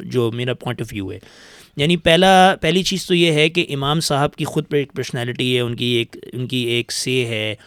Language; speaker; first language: Urdu; native; Urdu